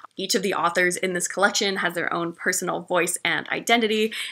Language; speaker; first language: English; native; English